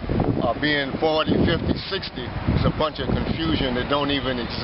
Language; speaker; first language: English; native; English